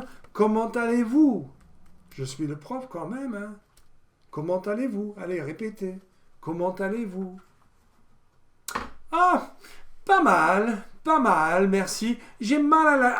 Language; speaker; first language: French; non-native, fluent; English